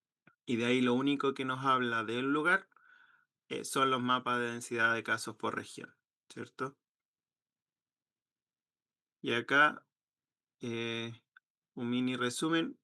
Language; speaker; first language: Spanish; native; Spanish